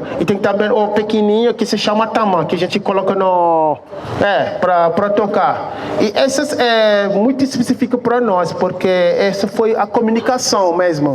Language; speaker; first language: Portuguese; non-native, fluent; Wolof